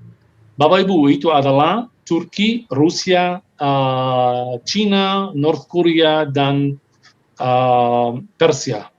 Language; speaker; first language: Indonesian; non-native, fluent; Hebrew